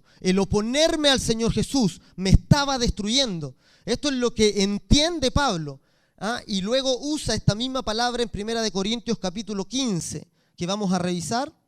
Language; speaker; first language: Spanish; native; Spanish